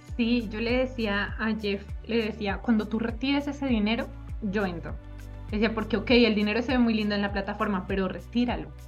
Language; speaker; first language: Spanish; native; Spanish